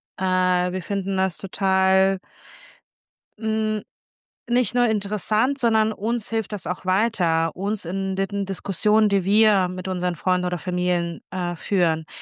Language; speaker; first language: German; early bilingual, other home language; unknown